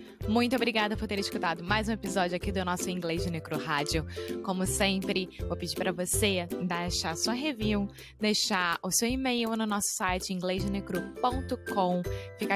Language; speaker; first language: Portuguese; native; Portuguese